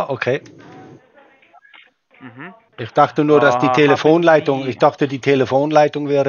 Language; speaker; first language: German; native; German